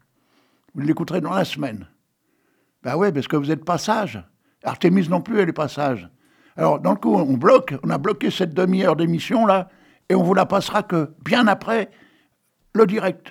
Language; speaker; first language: French; native; French